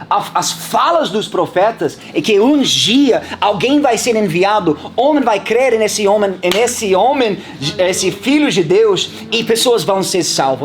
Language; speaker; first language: Portuguese; non-native, fluent; English